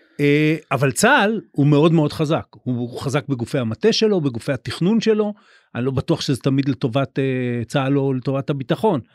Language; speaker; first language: Hebrew; native; Hebrew